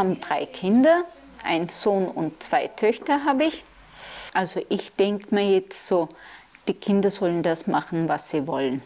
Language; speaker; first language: German; early bilingual, other home language; Turkish